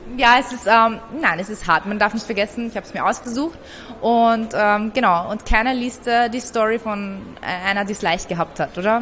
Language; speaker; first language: German; early bilingual, other home language; Persian